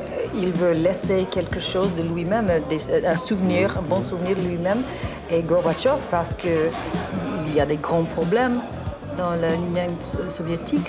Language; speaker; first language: French; non-native, learner; English